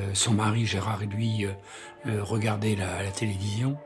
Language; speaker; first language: French; native; French